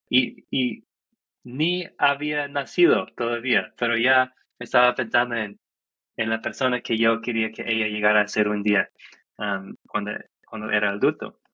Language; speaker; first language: Spanish; non-native, fluent; English